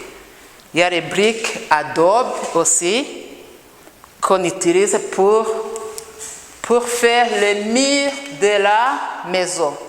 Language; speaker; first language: French; non-native, local second language; Kinyarwanda